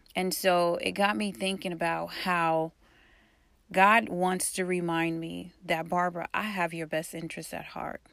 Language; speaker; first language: English; early bilingual, other home language; Haitian Creole